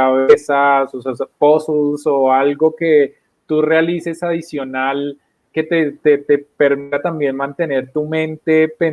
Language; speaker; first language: Spanish; native; Spanish